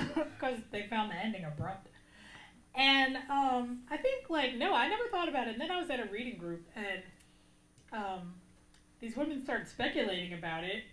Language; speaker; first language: English; native; English